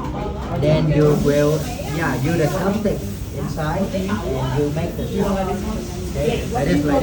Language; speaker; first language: English; non-native, fluent; Vietnamese